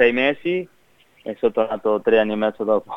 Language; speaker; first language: Italian; non-native, fluent; Spanish